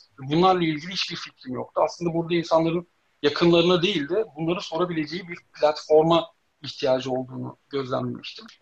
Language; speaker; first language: Turkish; native; Turkish